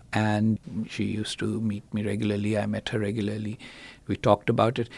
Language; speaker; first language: English; non-native, local second language; Urdu